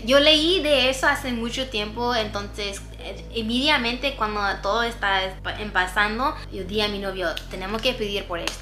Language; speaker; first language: Spanish; non-native, fluent; English